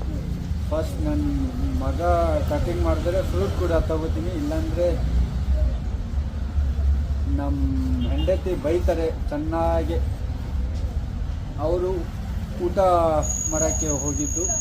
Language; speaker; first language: Kannada; non-native, learner; Ladakhi